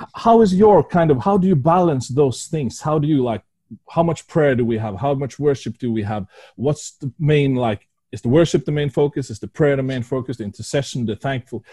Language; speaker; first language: English; non-native, fluent; Norwegian